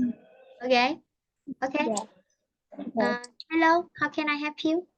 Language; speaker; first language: English; non-native, fluent; Vietnamese